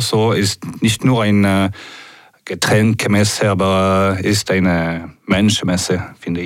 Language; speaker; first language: German; non-native, local second language; French